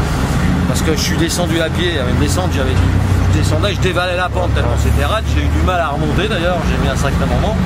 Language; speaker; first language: French; native; French